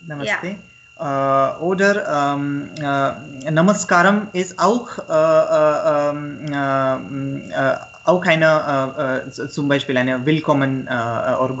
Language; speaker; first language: German; non-native, learner; Marathi